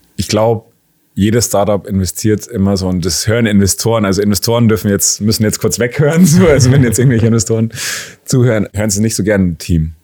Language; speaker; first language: German; native; German